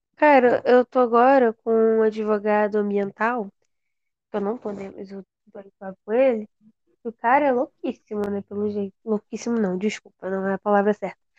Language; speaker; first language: Portuguese; native; Portuguese